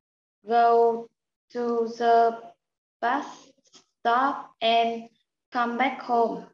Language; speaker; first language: English; non-native, learner; Vietnamese